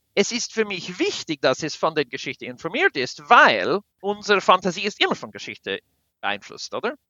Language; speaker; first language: German; non-native, fluent; English